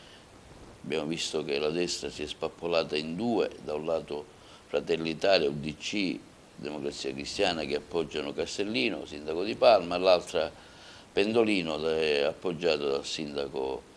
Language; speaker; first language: Italian; native; Italian